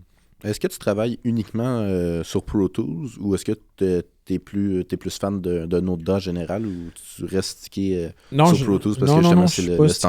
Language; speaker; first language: French; native; French